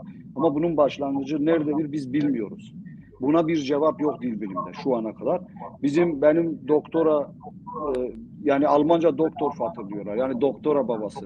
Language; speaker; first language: Turkish; non-native, local second language; Zaza